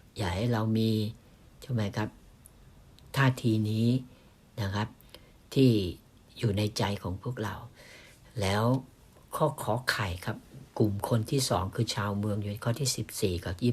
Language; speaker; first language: Thai; native; Thai